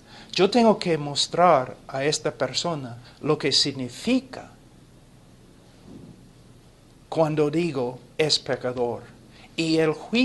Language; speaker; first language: Spanish; non-native, fluent; English